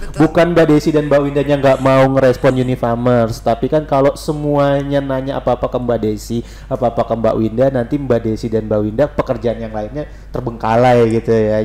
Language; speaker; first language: Indonesian; native; Indonesian